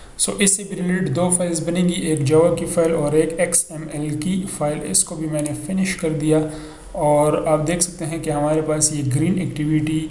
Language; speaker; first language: Urdu; non-native, local second language; Pashto